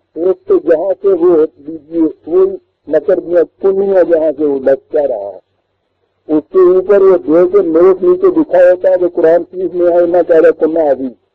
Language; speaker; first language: Urdu; non-native, local second language; Punjabi